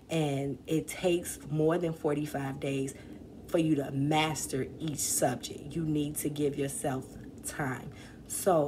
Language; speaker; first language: English; native; English